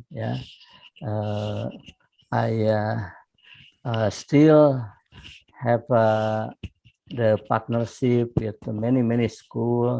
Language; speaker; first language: English; non-native, fluent; Indonesian